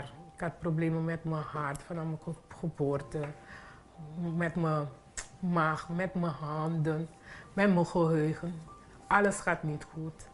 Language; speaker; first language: Dutch; non-native, local second language; Papiamento